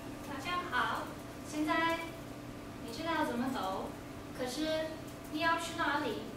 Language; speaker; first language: Chinese; non-native, learner; English